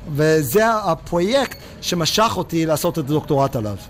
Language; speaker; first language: Hebrew; non-native, fluent; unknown